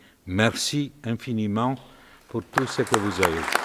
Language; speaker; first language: French; non-native, fluent; Romanian